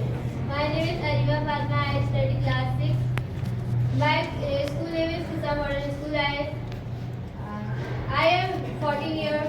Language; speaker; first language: English; non-native, learner; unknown